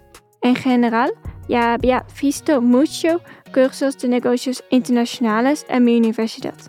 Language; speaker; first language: Spanish; non-native, fluent; Dutch